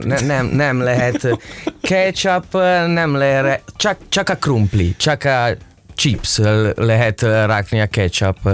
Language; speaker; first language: Hungarian; non-native, learner; Italian